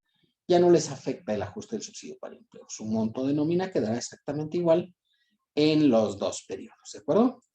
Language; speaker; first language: Spanish; native; Spanish